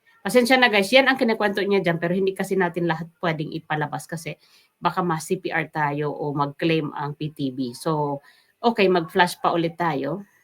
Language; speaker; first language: Filipino; native; Filipino